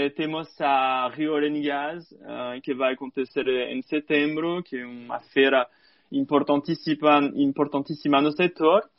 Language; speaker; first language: Portuguese; non-native, fluent; French